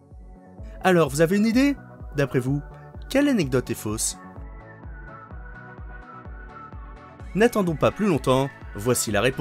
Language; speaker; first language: French; native; French